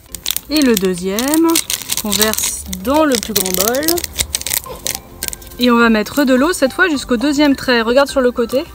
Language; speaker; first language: French; native; French